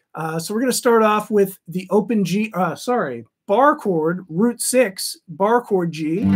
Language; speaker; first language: English; native; English